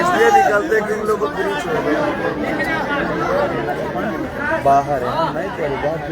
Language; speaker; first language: Hindi; non-native, local second language; Magahi